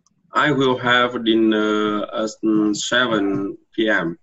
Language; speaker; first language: English; non-native, learner; Vietnamese